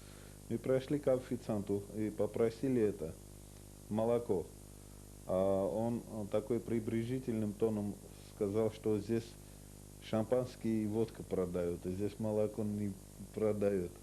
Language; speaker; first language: Russian; non-native, local second language; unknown